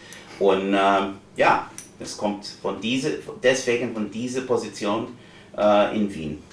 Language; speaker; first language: German; non-native, fluent; English